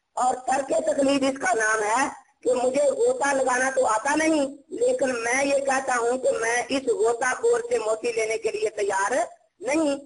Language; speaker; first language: Urdu; non-native, local second language; Punjabi